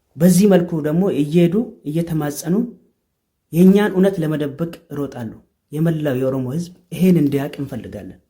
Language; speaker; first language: Amharic; non-native, local second language; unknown